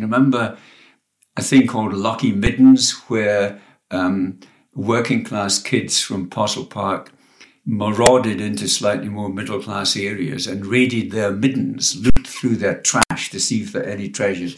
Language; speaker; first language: English; native; English